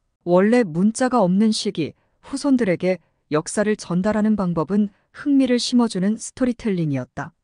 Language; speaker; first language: Korean; native; Korean